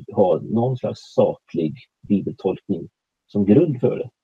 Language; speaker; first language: Swedish; native; Swedish